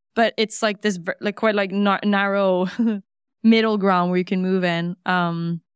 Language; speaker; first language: English; non-native, fluent; Norwegian